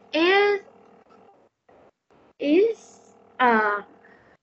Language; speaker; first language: English; non-native, learner; Vietnamese